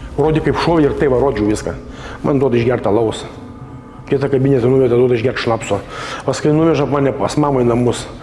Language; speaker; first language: Lithuanian; native; Lithuanian